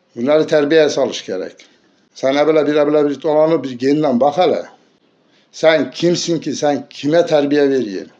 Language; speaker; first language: Turkish; native; Turkish